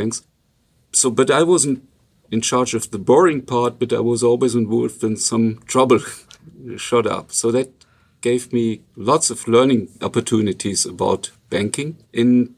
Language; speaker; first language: English; non-native, fluent; Luxembourgish